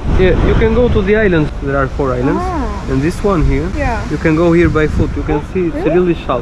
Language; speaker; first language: English; non-native, fluent; Albanian